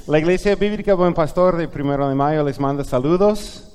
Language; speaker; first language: Spanish; non-native, fluent; English